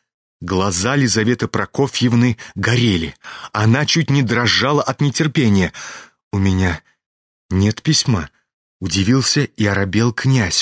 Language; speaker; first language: Russian; native; Russian